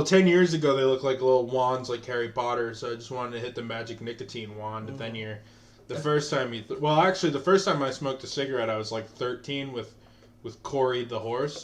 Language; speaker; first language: English; native; English